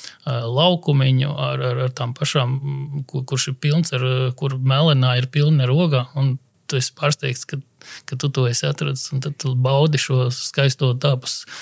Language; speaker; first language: Latvian; native; Latvian